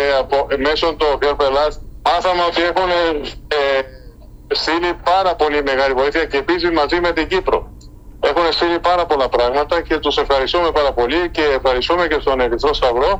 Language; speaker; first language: Greek; early bilingual, heritage; Spanish